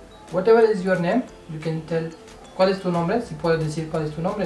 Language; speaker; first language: Spanish; non-native, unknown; Urdu